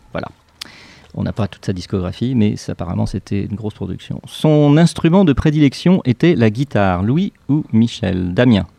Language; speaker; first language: French; native; French